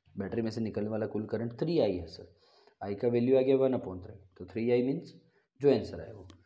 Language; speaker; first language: Hindi; non-native, local second language; Gujarati